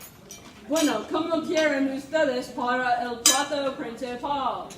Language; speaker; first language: Spanish; non-native, learner; English